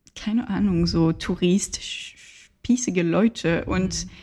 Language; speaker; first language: German; non-native, learner; French